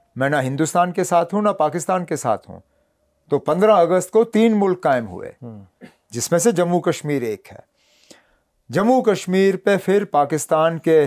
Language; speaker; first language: Hindi; non-native, local second language; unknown